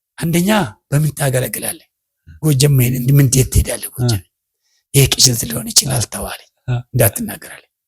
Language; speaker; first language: Amharic; non-native, local second language; Oromo